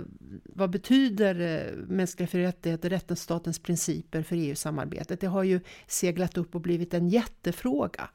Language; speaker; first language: Swedish; native; Swedish